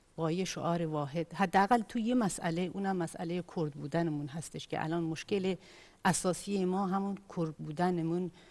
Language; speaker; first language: Persian; non-native, local second language; Kurdish